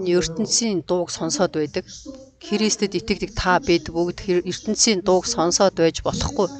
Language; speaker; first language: Mongolian; non-native, fluent; Korean